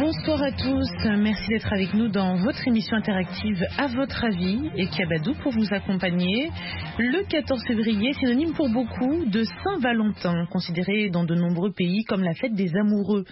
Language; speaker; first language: French; native; French